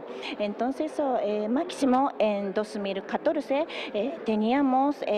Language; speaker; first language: Spanish; non-native, learner; Japanese